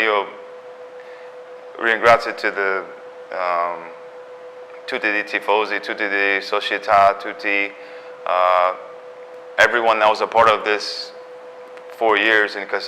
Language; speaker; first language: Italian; non-native, learner; English